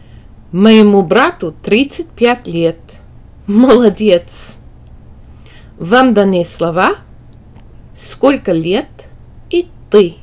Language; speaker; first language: Russian; non-native, fluent; English